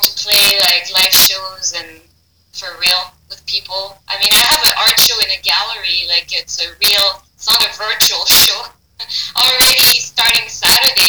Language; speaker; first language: English; non-native, fluent; French